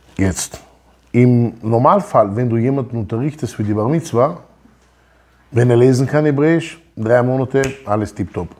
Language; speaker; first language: German; early bilingual, other home language; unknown